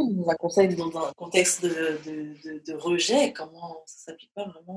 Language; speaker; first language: French; native; French